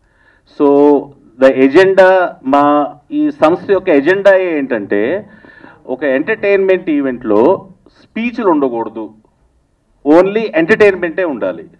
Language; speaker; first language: Telugu; native; Telugu